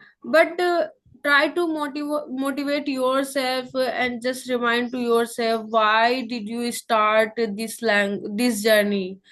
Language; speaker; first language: English; non-native, local second language; Hindi